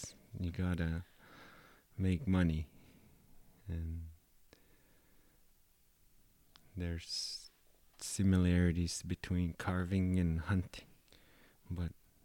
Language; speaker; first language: English; native; English